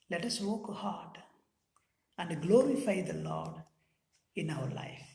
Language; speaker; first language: English; non-native, local second language; Telugu